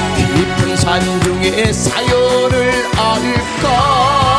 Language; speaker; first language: Korean; native; Korean